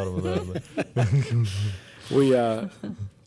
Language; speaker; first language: English; native; English